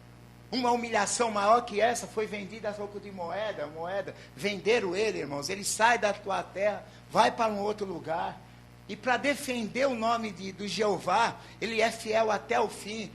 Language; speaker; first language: Portuguese; native; Portuguese